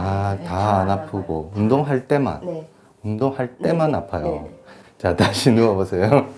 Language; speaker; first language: Korean; native; Korean